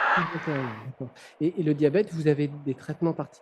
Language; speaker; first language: French; native; French